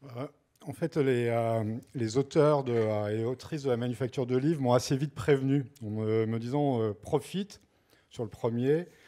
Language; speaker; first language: French; native; French